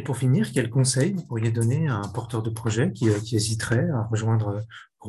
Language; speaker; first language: French; native; French